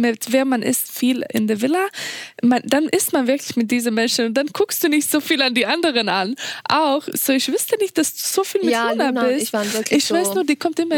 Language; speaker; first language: German; non-native, fluent; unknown